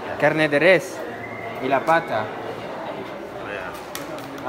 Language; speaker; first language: Spanish; non-native, learner; French